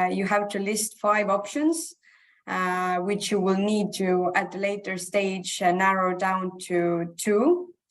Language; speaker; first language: English; non-native, fluent; Estonian